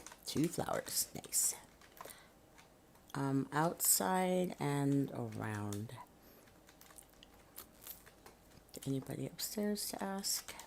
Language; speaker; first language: English; native; English